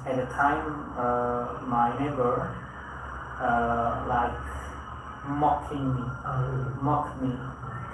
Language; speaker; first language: English; non-native, learner; Indonesian